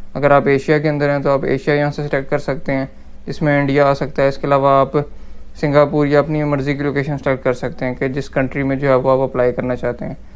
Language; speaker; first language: Urdu; native; Urdu